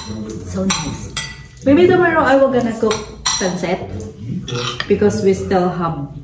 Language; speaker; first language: English; non-native, local second language; Filipino